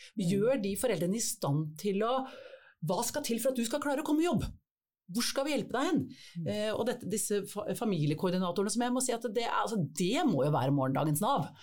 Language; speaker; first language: Norwegian; native; Norwegian